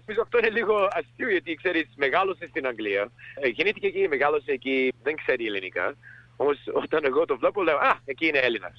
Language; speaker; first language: Greek; early bilingual, heritage; English